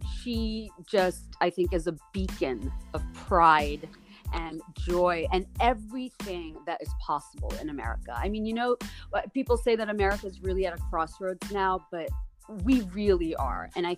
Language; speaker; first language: English; non-native, local second language; Bangla